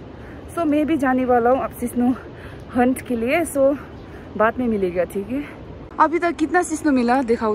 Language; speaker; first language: Hindi; non-native, local second language; Nepali